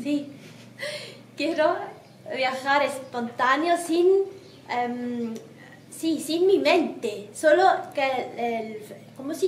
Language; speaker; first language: Spanish; non-native, learner; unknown